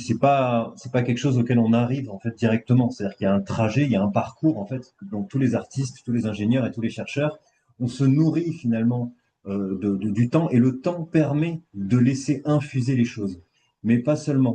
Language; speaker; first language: French; native; French